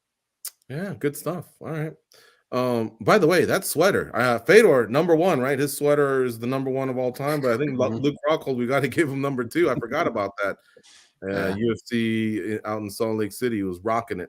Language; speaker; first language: English; native; English